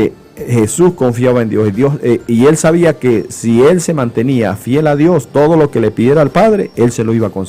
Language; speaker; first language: Spanish; native; Spanish